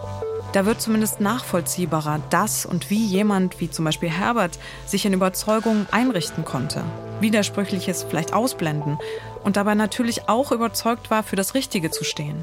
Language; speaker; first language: German; native; German